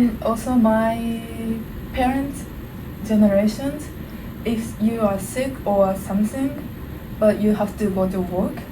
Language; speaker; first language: English; non-native, learner; Japanese